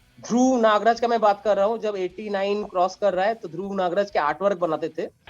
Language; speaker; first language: Hindi; non-native, local second language; Bangla